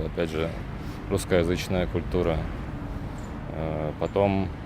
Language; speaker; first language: Russian; native; Russian